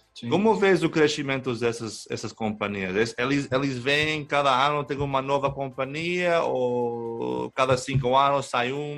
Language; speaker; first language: Portuguese; non-native, fluent; Spanish